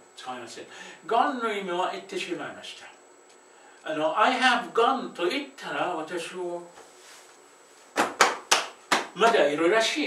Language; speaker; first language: Japanese; non-native, fluent; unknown